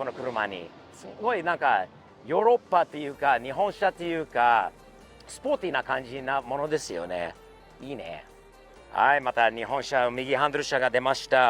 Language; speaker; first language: Japanese; non-native, fluent; English